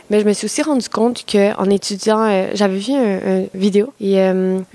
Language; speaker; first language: French; non-native, fluent; Spanish